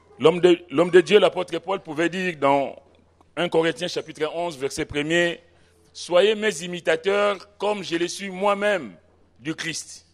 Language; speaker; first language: French; non-native, local second language; Lingala